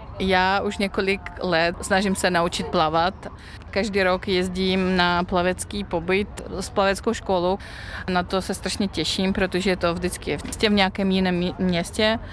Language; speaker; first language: Czech; non-native, fluent; Russian